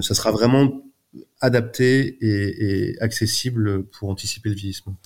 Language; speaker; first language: French; native; French